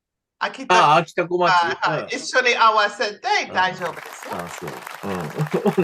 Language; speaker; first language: Japanese; non-native, learner; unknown